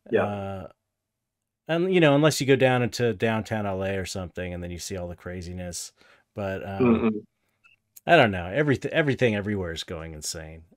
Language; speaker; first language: English; native; English